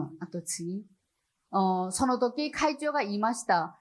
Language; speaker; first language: Japanese; non-native, fluent; Chinese